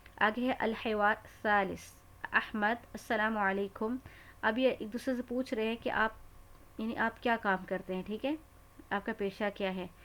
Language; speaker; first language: Urdu; native; Urdu